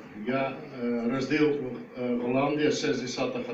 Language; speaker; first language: Russian; non-native, learner; Dutch